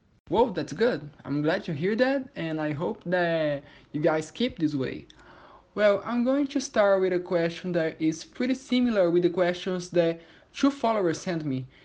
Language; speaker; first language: English; non-native, fluent; Portuguese